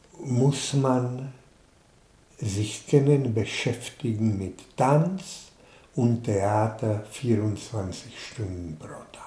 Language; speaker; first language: German; non-native, learner; Czech